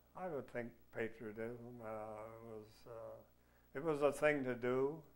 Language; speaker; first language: English; native; English